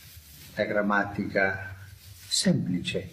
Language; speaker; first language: Italian; non-native, fluent; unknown